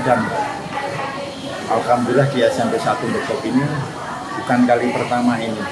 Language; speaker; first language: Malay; non-native, local second language; Javanese